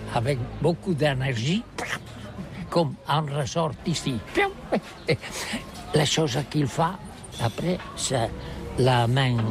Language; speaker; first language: French; non-native, learner; Catalan